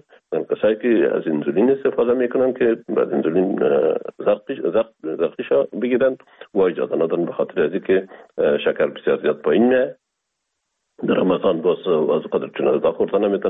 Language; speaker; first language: Persian; native; Persian